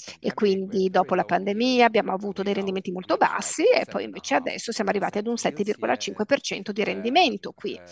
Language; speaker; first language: Italian; native; Italian